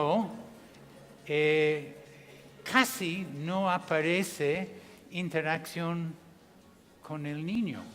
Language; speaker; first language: Spanish; non-native, fluent; English